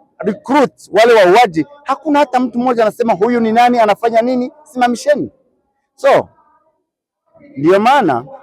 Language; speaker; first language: Swahili; non-native, local second language; Kinyarwanda